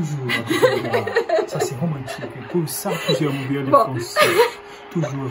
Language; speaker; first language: French; non-native, learner; Portuguese